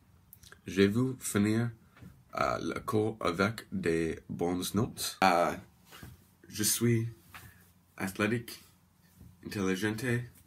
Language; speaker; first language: French; non-native, learner; English